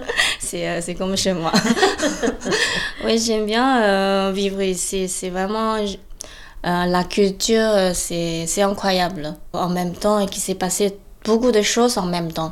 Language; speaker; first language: French; non-native, fluent; Chinese